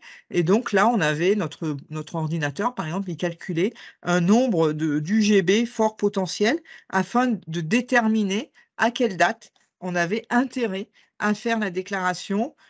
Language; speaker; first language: French; native; French